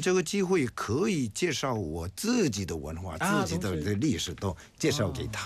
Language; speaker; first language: Chinese; non-native, fluent; Korean